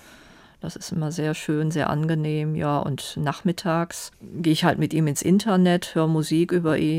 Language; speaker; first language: German; native; German